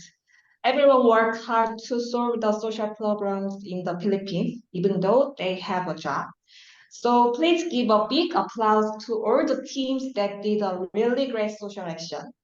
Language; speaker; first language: English; non-native, learner; Korean